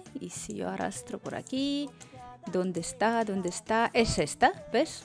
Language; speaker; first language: Spanish; non-native, fluent; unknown